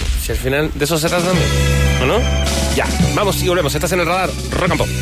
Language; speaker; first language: Spanish; native; Spanish